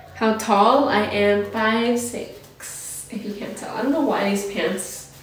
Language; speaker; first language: English; native; English